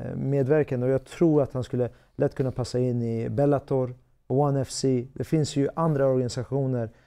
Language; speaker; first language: Swedish; native; Swedish